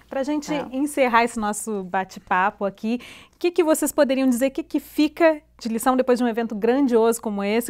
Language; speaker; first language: Portuguese; native; Portuguese